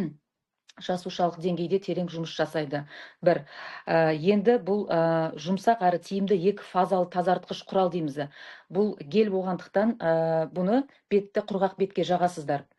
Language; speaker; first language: Kazakh; native; Kazakh